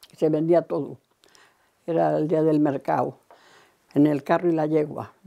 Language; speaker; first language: Spanish; native; Spanish